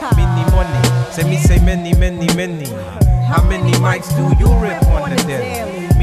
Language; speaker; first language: English; non-native, fluent; Dutch